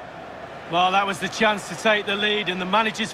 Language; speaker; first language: English; native; English